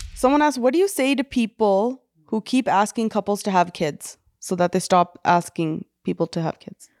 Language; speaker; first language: Punjabi; early bilingual, heritage; Punjabi